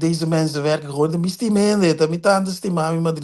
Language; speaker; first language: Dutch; non-native, local second language; Papiamento